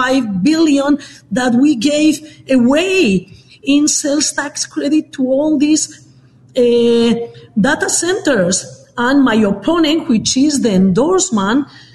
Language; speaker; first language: English; non-native, fluent; Spanish